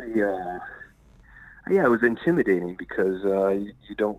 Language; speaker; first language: English; native; English